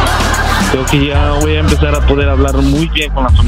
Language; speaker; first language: Spanish; early bilingual, heritage; English